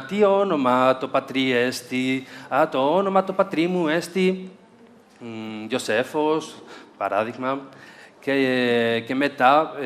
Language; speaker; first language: Greek; non-native, fluent; Spanish